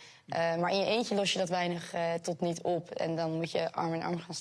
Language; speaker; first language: Dutch; native; Dutch